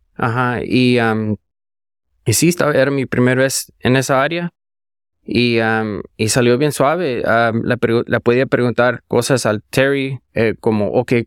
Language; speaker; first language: Spanish; early bilingual, heritage; Spanish